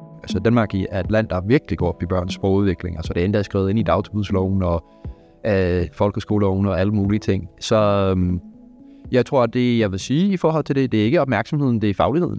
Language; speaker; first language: Danish; non-native, fluent; English